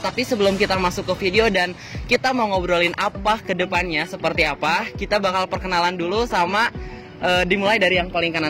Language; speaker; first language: Indonesian; native; Indonesian